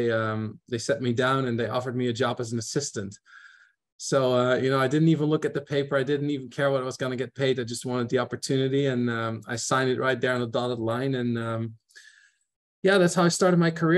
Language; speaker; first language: English; non-native, fluent; Dutch